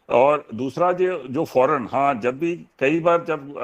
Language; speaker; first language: Hindi; non-native, local second language; Punjabi